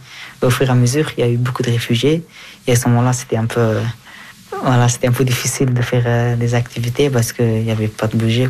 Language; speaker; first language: French; early bilingual, other home language; Persian